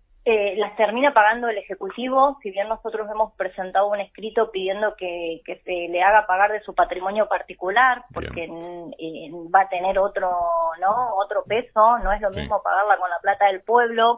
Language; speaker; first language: Spanish; native; Spanish